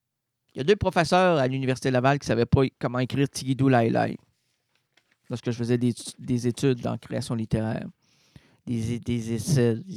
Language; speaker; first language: French; native; French